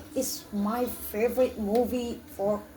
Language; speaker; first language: English; non-native, learner; Indonesian